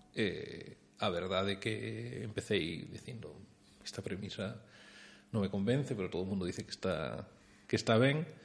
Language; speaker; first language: Galician; non-native, local second language; Spanish